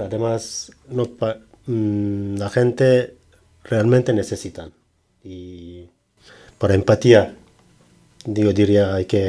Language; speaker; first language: Spanish; non-native, learner; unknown